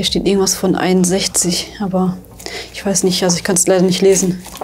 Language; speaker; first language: German; native; German